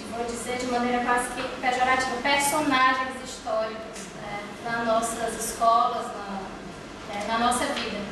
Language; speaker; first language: Portuguese; native; Portuguese